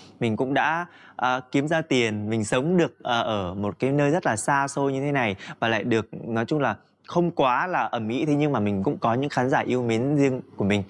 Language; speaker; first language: Vietnamese; native; Vietnamese